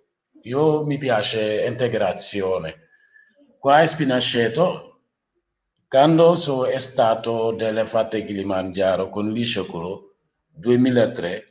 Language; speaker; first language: Italian; non-native, learner; Wolof